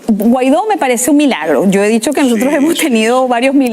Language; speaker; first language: Spanish; native; Spanish